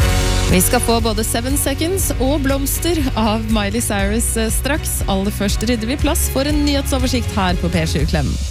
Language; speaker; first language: Norwegian; native; Norwegian